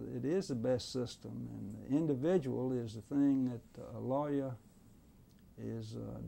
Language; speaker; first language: English; native; English